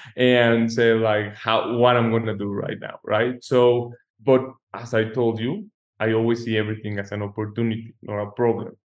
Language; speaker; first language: English; non-native, fluent; Spanish